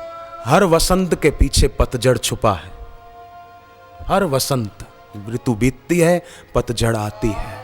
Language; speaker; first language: Hindi; native; Hindi